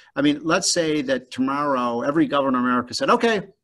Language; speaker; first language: English; native; English